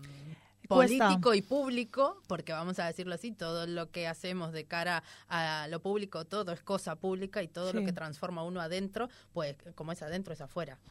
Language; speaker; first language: Spanish; native; Spanish